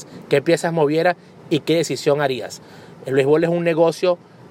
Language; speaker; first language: Spanish; early bilingual, heritage; Spanish